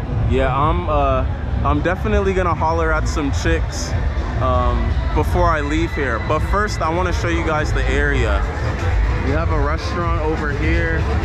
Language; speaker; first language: English; native; English